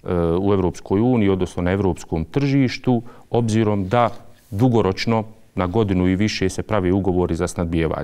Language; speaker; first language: Serbian; native; Serbian